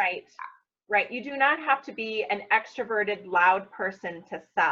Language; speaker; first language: English; native; English